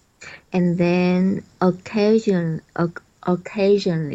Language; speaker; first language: English; non-native, learner; Chinese